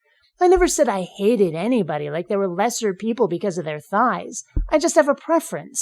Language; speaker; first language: English; native; English